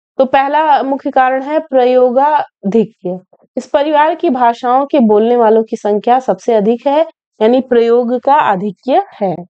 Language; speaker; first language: Hindi; native; Hindi